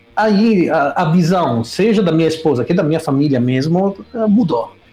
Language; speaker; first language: Portuguese; non-native, fluent; Italian